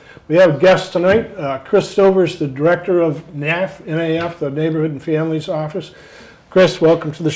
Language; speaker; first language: English; native; English